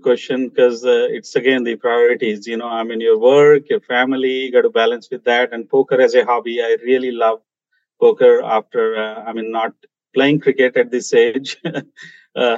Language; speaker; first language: English; non-native, local second language; Hindi